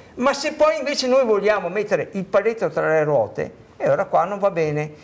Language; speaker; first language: Italian; native; Italian